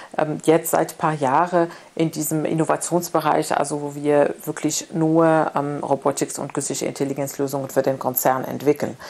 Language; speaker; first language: German; non-native, fluent; Arabic